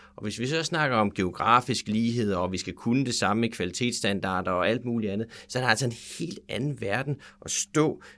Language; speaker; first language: Danish; native; Danish